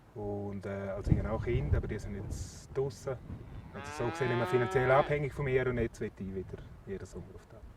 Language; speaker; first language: German; native; German